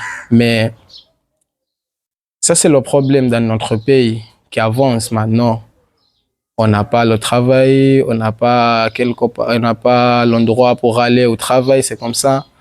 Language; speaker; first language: French; non-native, learner; Swahili